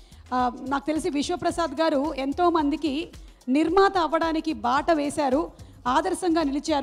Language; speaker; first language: Telugu; native; Telugu